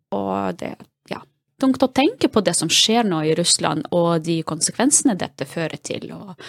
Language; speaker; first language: Norwegian; non-native, fluent; Russian